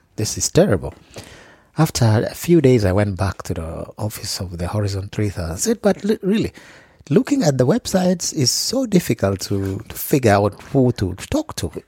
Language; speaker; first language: English; non-native, local second language; Acoli